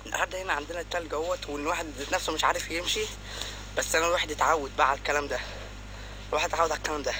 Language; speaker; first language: Arabic; native; Arabic